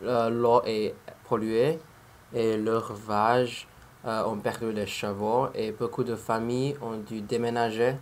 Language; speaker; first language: French; non-native, learner; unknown